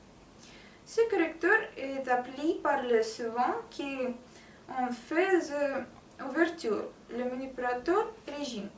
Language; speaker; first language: French; non-native, learner; Russian